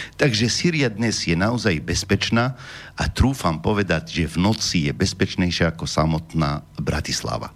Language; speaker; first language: Slovak; non-native, fluent; Arabic